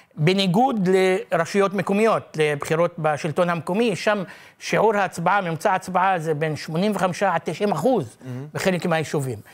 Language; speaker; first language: Hebrew; non-native, local second language; Arabic